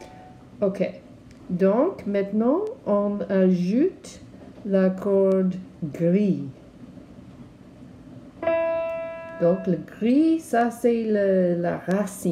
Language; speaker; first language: French; non-native, learner; English